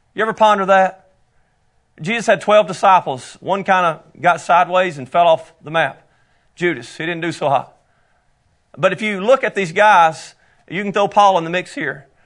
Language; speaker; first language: English; native; English